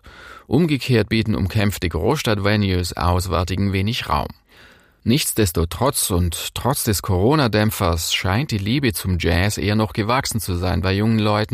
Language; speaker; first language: German; native; German